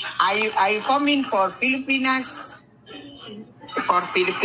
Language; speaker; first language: English; non-native, learner; Spanish